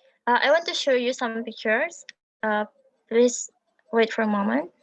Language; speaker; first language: English; non-native, learner; Indonesian